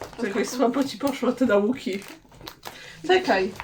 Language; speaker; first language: Polish; native; Polish